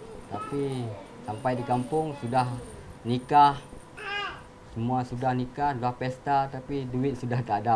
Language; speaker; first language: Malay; non-native, local second language; Achinese